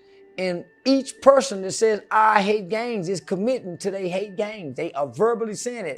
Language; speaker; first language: English; native; English